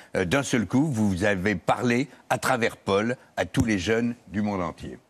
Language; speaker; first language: French; native; French